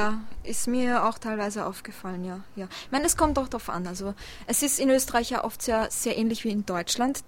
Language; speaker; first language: German; early bilingual, other home language; Polish